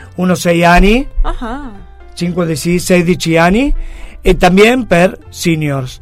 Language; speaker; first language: Italian; non-native, fluent; Spanish